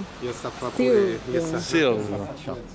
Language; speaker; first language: Italian; non-native, learner; Portuguese